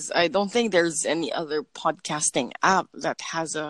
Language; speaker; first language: English; non-native, local second language; Filipino